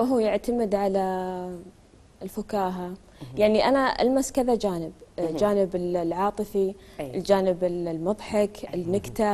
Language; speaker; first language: Arabic; native; Arabic